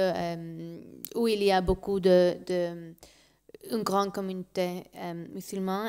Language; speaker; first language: French; non-native, learner; Spanish